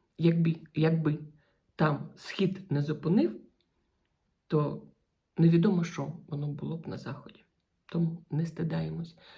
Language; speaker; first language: Ukrainian; non-native, local second language; Russian